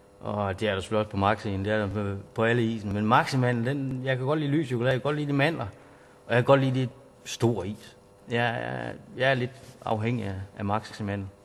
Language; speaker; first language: Danish; native; Danish